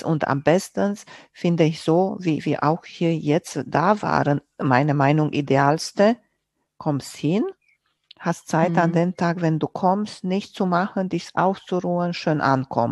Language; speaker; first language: German; non-native, fluent; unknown